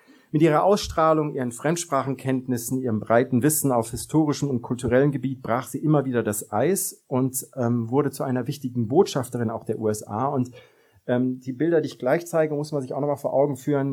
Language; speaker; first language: German; native; German